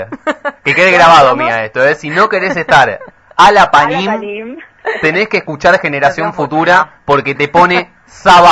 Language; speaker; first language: Spanish; native; Spanish